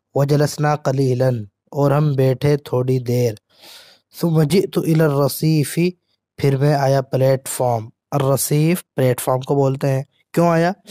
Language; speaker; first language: Urdu; native; Urdu